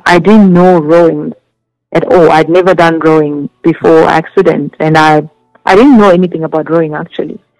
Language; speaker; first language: English; non-native, local second language; Zulu